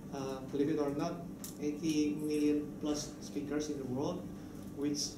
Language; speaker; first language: English; non-native, fluent; Indonesian